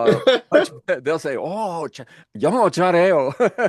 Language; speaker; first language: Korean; non-native, learner; English